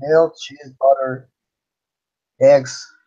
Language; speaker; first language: English; non-native, learner; Spanish